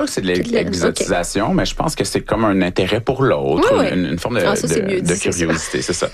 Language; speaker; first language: French; native; French